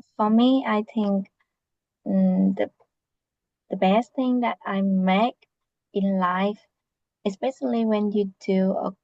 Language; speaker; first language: English; non-native, learner; Vietnamese